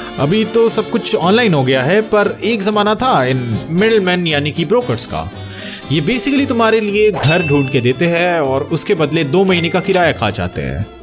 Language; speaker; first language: Hindi; non-native, local second language; Bangla